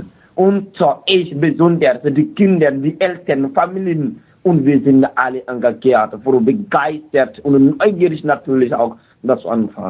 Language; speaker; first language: German; non-native, fluent; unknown